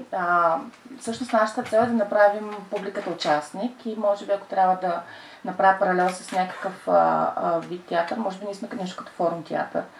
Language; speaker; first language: Bulgarian; native; Bulgarian